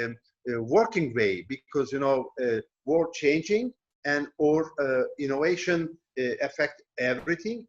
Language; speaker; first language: English; non-native, learner; Turkish